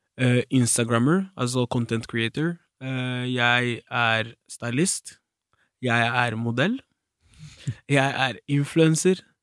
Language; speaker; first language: Norwegian; early bilingual, other home language; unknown